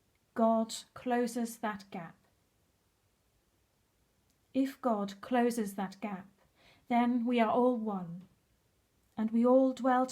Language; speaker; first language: English; native; English